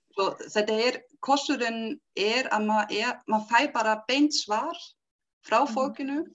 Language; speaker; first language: Icelandic; non-native, learner; German